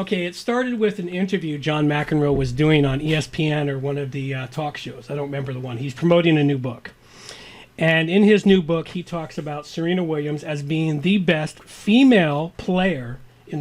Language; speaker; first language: English; native; English